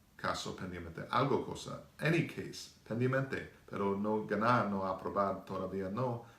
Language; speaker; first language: Spanish; non-native, learner; English